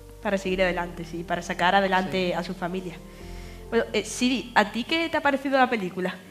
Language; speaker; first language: Spanish; native; Spanish